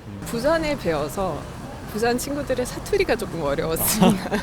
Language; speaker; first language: Korean; early bilingual, other home language; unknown